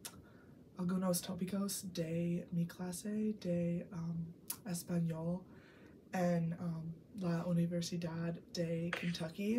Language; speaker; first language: Spanish; non-native, learner; English